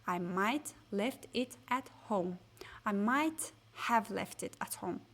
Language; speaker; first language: English; non-native, fluent; Mongolian